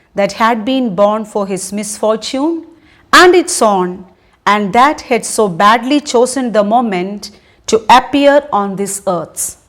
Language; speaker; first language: English; non-native, local second language; Malayalam